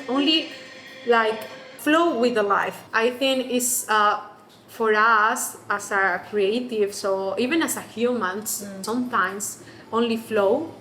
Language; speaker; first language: English; non-native, fluent; Spanish